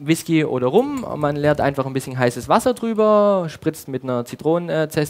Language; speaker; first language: German; native; German